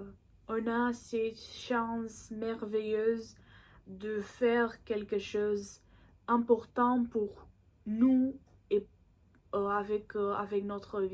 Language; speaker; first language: French; non-native, learner; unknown